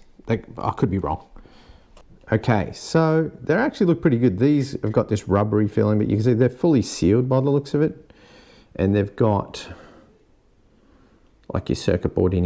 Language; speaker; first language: English; native; English